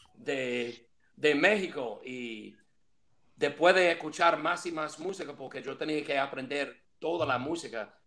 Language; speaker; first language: Spanish; non-native, fluent; English